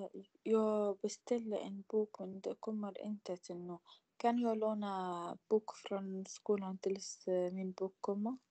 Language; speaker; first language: Swedish; non-native, learner; Arabic